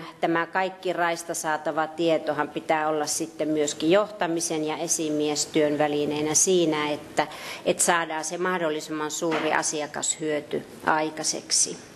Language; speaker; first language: Finnish; native; Finnish